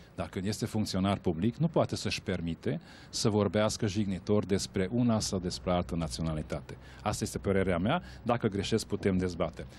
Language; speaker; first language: Romanian; non-native, local second language; Hungarian